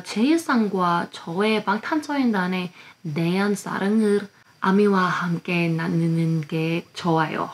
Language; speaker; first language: Korean; non-native, learner; English